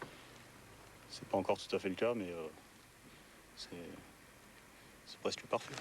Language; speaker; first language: French; native; French